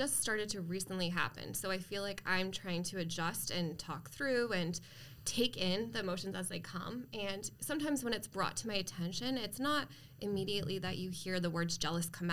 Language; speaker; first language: English; native; English